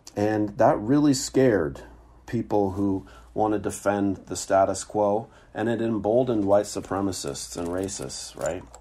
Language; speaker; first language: English; native; English